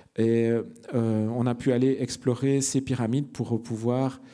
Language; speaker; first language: French; native; French